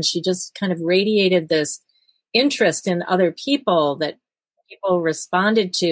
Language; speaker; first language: English; native; English